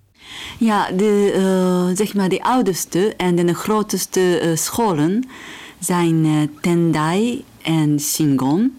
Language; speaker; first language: Dutch; non-native, fluent; Japanese